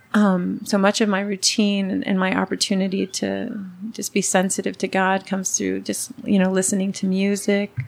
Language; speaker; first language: English; early bilingual, other home language; Spanish